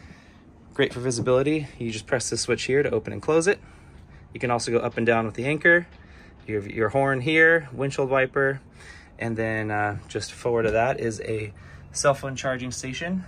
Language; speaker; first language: English; native; English